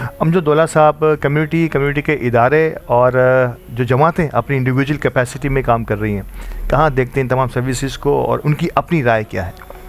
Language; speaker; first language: Urdu; native; Urdu